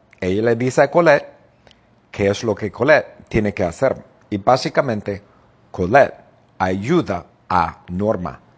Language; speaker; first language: Spanish; non-native, fluent; English